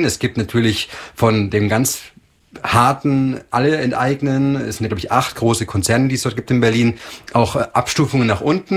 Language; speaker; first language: German; native; German